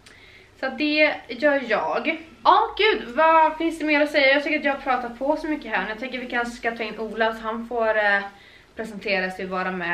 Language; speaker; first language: Swedish; native; Swedish